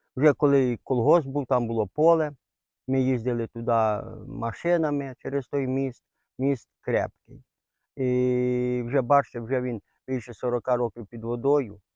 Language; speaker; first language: Ukrainian; native; Ukrainian